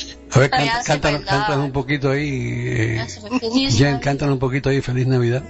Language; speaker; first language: Spanish; native; Spanish